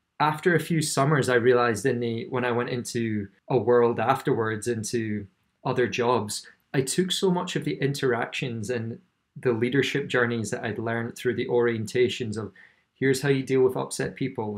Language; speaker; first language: English; native; English